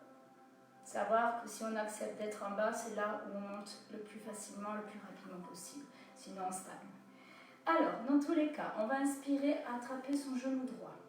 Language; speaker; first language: French; native; French